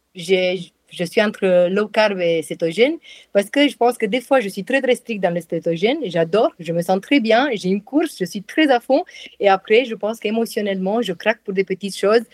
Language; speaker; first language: French; non-native, fluent; Romanian